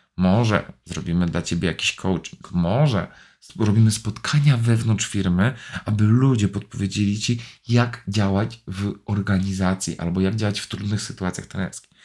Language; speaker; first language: Polish; native; Polish